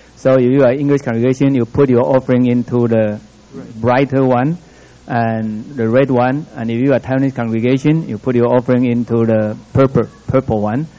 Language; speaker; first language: English; non-native, fluent; Min Nan Chinese